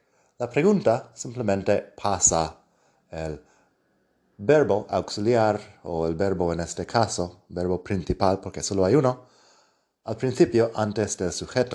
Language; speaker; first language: Spanish; non-native, fluent; English